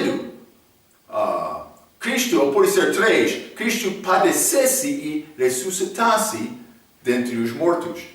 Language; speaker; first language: Portuguese; non-native, fluent; English